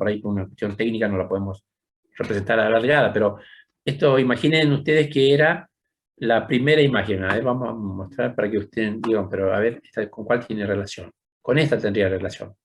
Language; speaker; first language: Spanish; native; Spanish